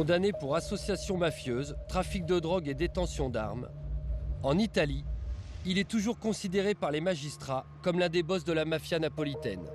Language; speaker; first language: French; native; French